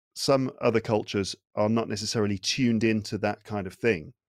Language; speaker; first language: English; native; English